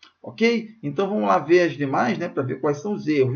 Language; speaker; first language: Portuguese; native; Portuguese